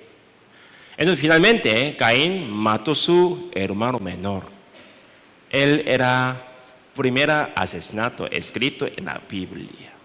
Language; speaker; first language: Spanish; non-native, learner; Korean